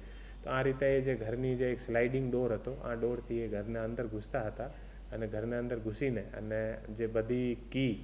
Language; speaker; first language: Gujarati; non-native, fluent; Hindi